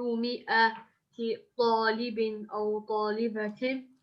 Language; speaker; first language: Arabic; non-native, learner; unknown